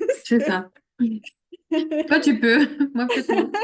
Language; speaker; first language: French; non-native, fluent; Russian